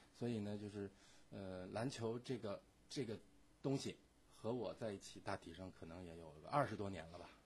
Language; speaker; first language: Chinese; native; Chinese